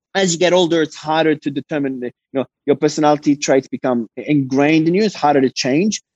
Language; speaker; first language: English; early bilingual, other home language; Arabic